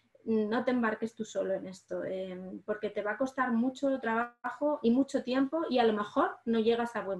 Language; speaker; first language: Spanish; native; Spanish